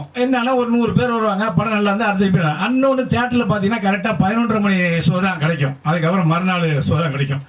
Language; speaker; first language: Tamil; native; Tamil